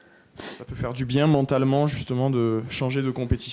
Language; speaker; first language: French; native; French